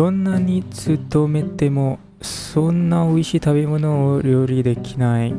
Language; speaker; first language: Japanese; non-native, learner; English